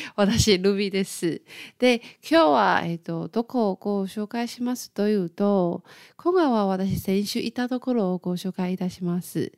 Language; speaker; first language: Japanese; non-native, fluent; Chinese